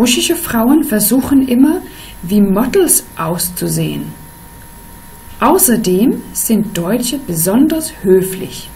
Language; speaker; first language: German; non-native, fluent; Danish